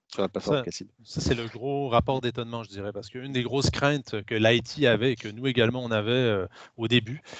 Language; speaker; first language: French; native; French